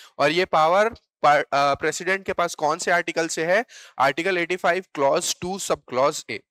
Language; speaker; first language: Hindi; native; Hindi